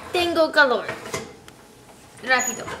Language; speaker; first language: Spanish; non-native, learner; English